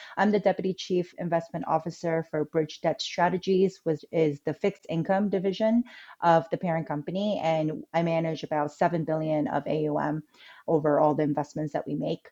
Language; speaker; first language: English; early bilingual, other home language; Korean